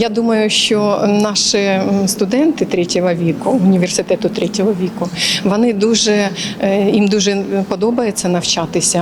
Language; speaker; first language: Ukrainian; non-native, local second language; Russian